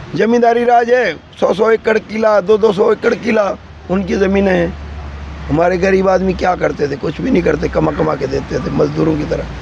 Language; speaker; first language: Urdu; non-native, local second language; Sindhi